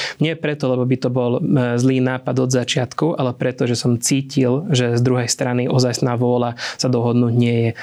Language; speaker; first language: Slovak; non-native, local second language; Hungarian